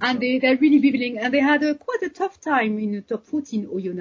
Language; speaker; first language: English; non-native, fluent; French